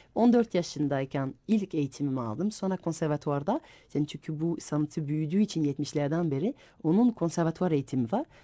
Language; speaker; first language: Turkish; non-native, fluent; French